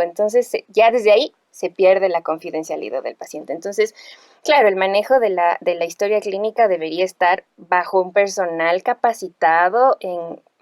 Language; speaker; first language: Spanish; native; Spanish